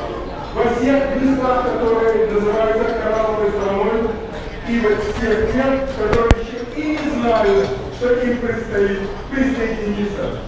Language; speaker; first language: Russian; native; Russian